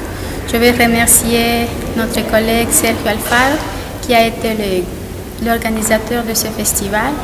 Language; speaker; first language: French; non-native, fluent; Spanish